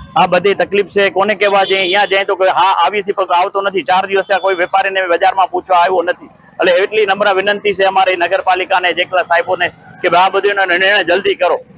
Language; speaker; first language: Gujarati; native; Gujarati